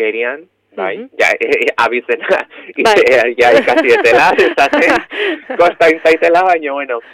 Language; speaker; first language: Basque; native; Basque